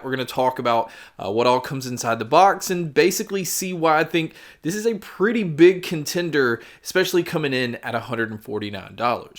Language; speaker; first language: English; native; English